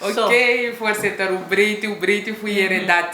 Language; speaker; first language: Dutch; non-native, learner; Haitian Creole